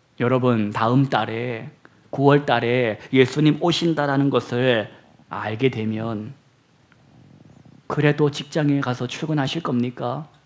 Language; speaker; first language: Korean; native; Korean